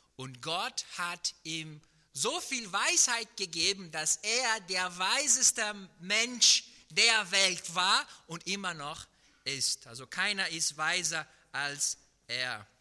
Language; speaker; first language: German; non-native, fluent; Portuguese